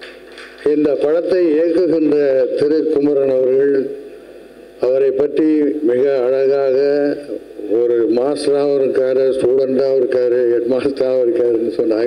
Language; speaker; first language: Tamil; native; Tamil